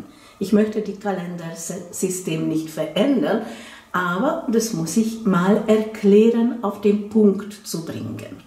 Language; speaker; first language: German; non-native, fluent; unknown